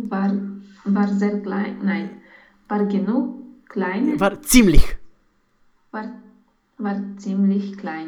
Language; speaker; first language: German; non-native, learner; Romanian